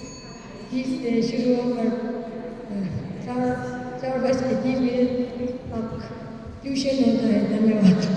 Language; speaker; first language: Hindi; non-native, local second language; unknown